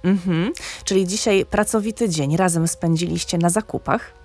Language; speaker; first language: Polish; native; Polish